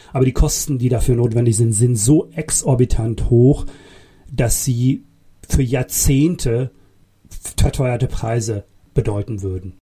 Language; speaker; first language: German; early bilingual, other home language; Bosnian